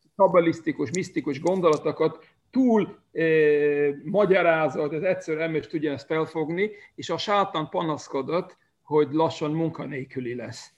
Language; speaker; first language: Hungarian; early bilingual, heritage; Hungarian